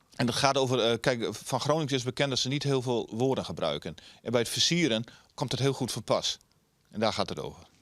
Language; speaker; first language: Dutch; native; Dutch